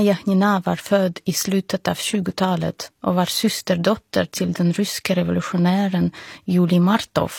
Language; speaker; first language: Swedish; non-native, fluent; Russian